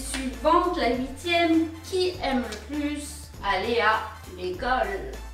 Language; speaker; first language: French; native; French